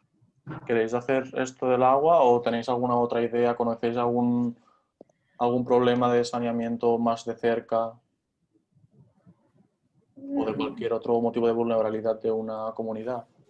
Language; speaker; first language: Spanish; native; Spanish